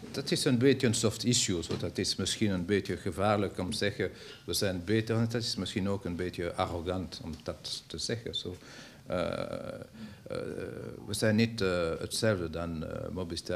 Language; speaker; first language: Dutch; non-native, local second language; French